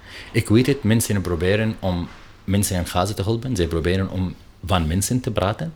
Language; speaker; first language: Dutch; non-native, learner; Arabic